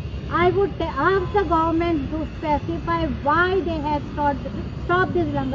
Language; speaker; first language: English; non-native, local second language; Hindi